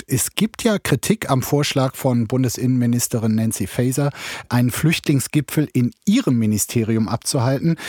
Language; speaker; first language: German; native; German